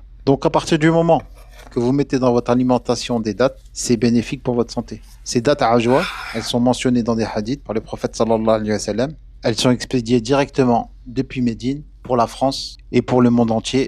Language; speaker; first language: French; native; French